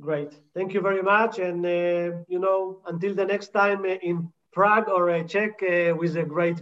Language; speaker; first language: English; non-native, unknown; Hebrew